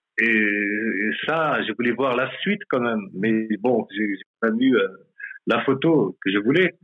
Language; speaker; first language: French; non-native, local second language; Malagasy